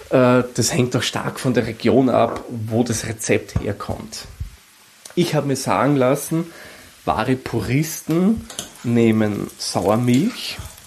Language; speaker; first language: German; native; German